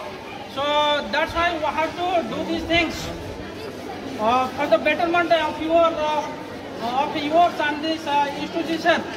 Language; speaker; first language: Hindi; non-native, local second language; Odia